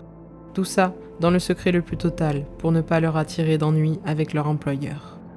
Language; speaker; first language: French; native; French